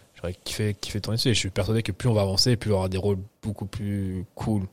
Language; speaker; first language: French; native; French